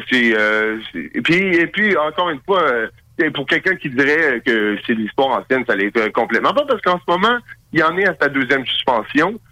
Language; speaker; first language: French; native; French